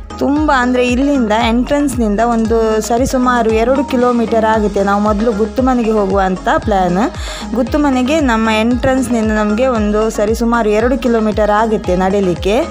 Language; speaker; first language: Kannada; non-native, local second language; Tulu